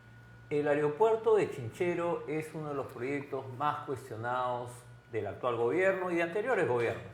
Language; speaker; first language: Spanish; native; Spanish